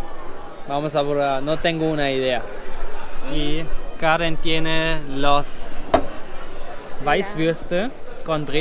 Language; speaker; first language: Spanish; non-native, fluent; German